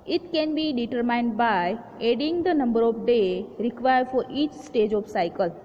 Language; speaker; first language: English; non-native, local second language; Gujarati